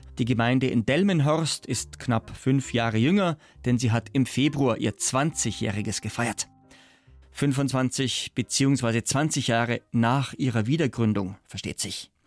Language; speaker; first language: German; native; German